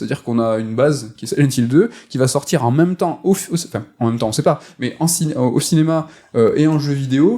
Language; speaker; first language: French; native; French